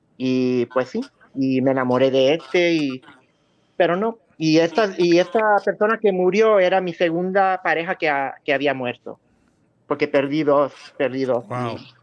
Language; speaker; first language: Spanish; early bilingual, heritage; Spanish